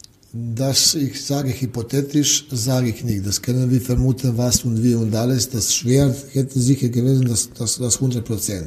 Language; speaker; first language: German; non-native, learner; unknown